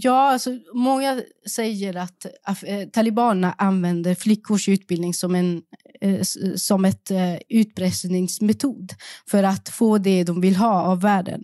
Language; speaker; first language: Swedish; early bilingual, other home language; Persian